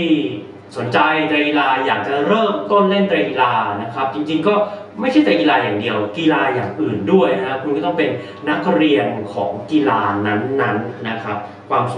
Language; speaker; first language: Thai; native; Thai